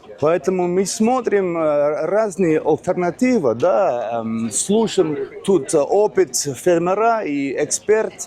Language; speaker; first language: Russian; non-native, learner; English